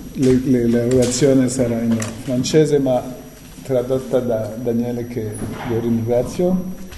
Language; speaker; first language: Italian; non-native, learner; French